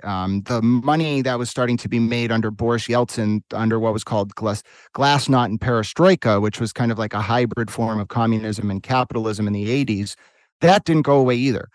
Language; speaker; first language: English; native; English